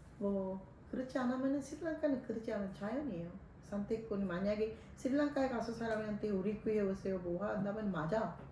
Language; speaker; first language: Korean; non-native, fluent; Sinhala